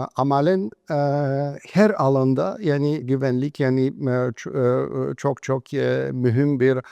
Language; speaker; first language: Turkish; non-native, fluent; Polish